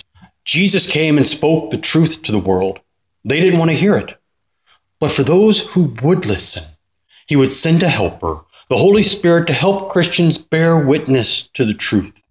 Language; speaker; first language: English; native; English